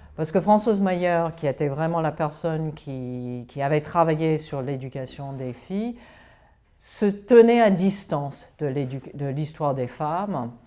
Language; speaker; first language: French; early bilingual, heritage; English